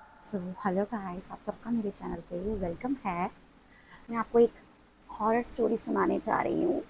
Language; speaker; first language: Hindi; non-native, local second language; Punjabi